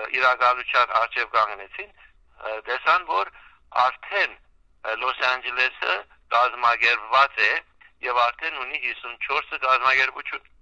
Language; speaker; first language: Armenian; early bilingual, heritage; Armenian